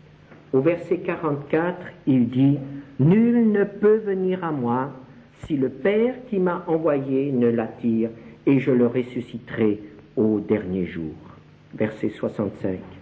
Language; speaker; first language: French; native; French